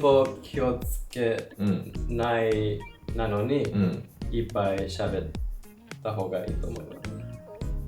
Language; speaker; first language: Japanese; non-native, learner; English